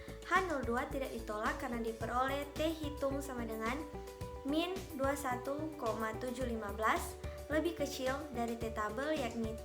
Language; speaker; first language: Indonesian; native; Indonesian